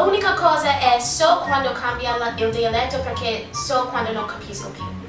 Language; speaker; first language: Italian; non-native, fluent; English